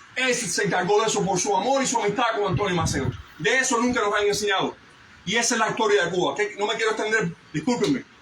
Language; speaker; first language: Spanish; early bilingual, heritage; Spanish